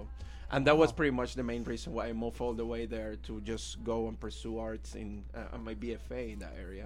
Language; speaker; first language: English; non-native, fluent; Spanish